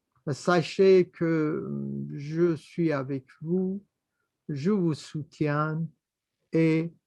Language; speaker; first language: French; non-native, fluent; Persian